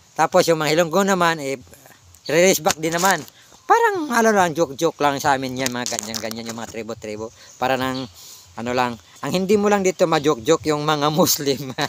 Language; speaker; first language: Filipino; non-native, local second language; Cebuano